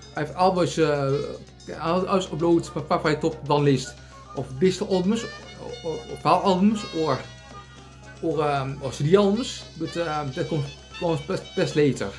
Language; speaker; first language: English; non-native, learner; Dutch